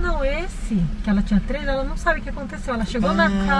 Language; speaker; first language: Spanish; non-native, learner; Portuguese